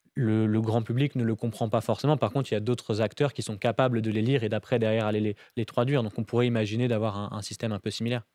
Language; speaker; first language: French; native; French